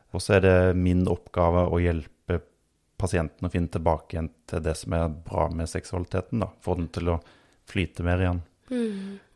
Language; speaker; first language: Norwegian; native; Norwegian